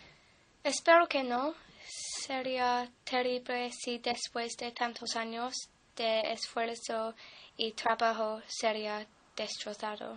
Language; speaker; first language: Spanish; non-native, fluent; English